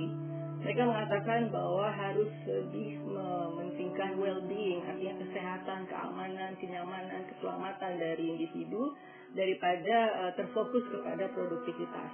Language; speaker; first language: Indonesian; native; Indonesian